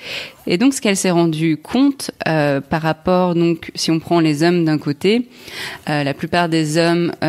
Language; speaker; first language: French; native; French